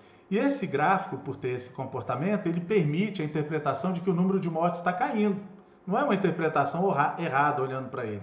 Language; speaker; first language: Portuguese; native; Portuguese